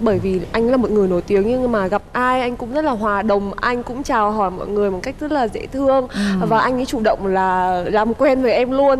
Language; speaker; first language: Vietnamese; native; Vietnamese